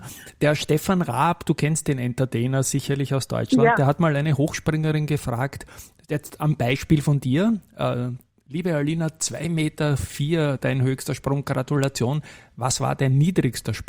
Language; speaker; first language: German; native; German